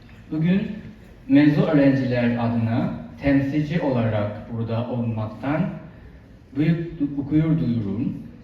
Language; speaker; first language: Turkish; non-native, fluent; Chinese